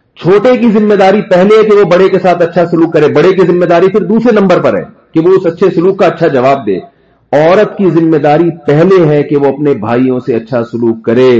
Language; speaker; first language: Urdu; native; Urdu